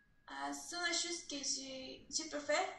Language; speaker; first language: French; non-native, learner; Spanish